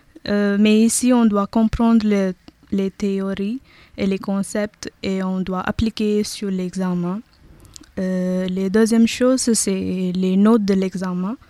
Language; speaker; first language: French; non-native, learner; Tamil